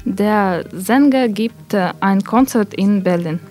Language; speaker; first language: German; non-native, learner; Russian